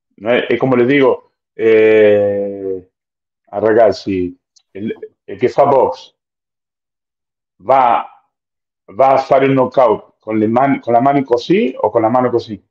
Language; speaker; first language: Italian; non-native, fluent; Spanish